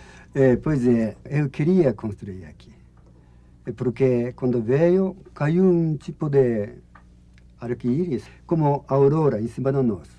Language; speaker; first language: Portuguese; non-native, learner; Japanese